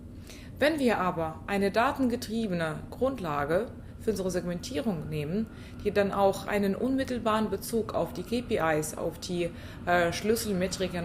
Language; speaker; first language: German; non-native, fluent; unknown